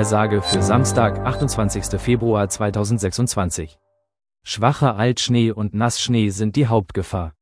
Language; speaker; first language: German; native; German